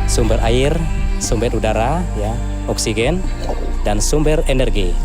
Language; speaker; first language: Indonesian; non-native, local second language; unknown